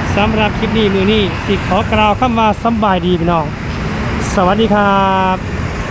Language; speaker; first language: Thai; non-native, fluent; Lao